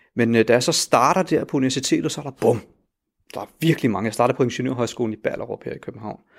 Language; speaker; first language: Danish; early bilingual, other home language; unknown